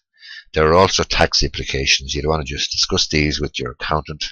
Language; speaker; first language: English; native; English